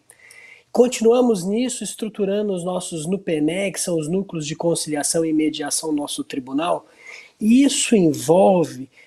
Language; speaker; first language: Portuguese; native; Portuguese